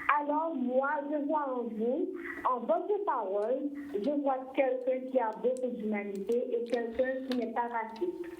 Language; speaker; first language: French; non-native, local second language; Haitian Creole